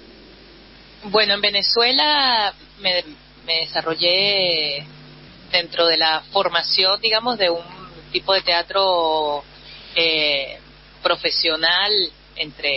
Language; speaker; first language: Spanish; native; Spanish